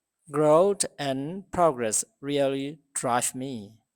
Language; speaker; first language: English; non-native, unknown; Burmese